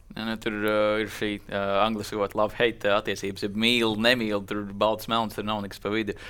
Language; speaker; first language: Latvian; native; Latvian